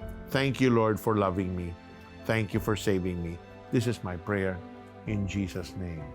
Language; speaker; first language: English; non-native, local second language; Filipino